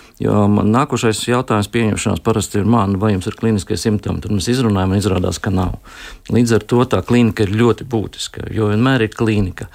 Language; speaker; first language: Latvian; native; Latvian